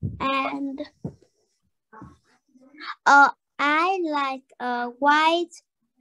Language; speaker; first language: English; non-native, learner; Vietnamese